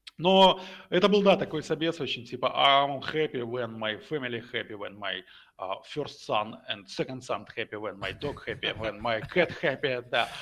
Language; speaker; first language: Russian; native; Russian